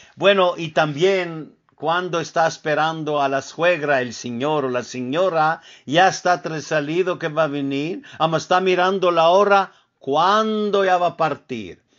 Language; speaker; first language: Spanish; early bilingual, heritage; Ladino